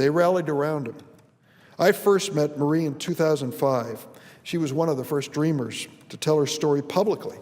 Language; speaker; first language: English; native; English